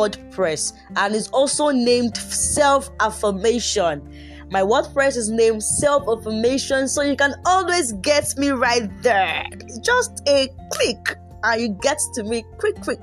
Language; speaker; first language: English; non-native, local second language; Yoruba